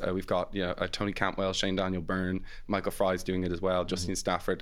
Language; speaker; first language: English; native; English